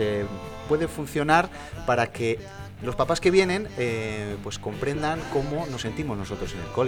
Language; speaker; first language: Spanish; native; Spanish